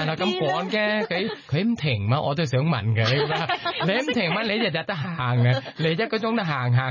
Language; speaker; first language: Cantonese; non-native, fluent; Thai